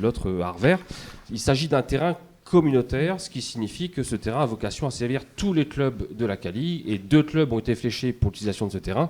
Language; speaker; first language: French; native; French